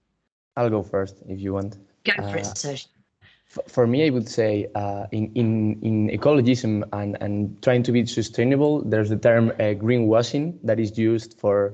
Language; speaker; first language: English; non-native, fluent; Spanish